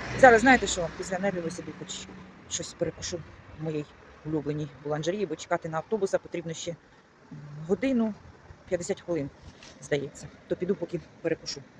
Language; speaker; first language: Ukrainian; native; Ukrainian